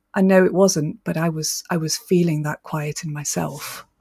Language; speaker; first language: English; native; English